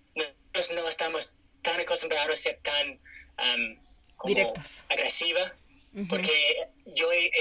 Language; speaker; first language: Spanish; non-native, fluent; English